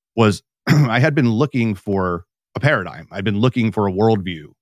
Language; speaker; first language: English; native; English